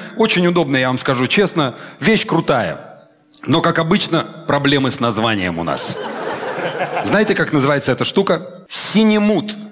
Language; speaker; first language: Russian; native; Russian